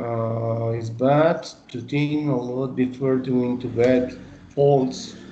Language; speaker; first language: English; non-native, learner; Spanish